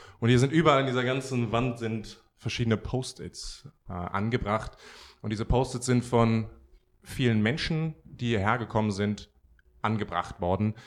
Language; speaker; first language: German; native; German